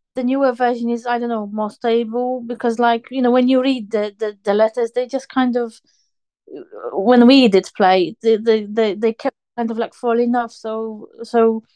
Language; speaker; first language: English; non-native, fluent; Polish